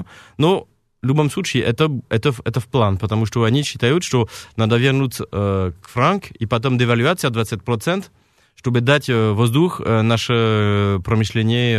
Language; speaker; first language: Russian; non-native, fluent; French